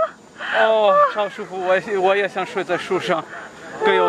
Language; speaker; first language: Chinese; non-native, fluent; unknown